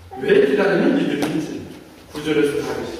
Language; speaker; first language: Korean; native; Korean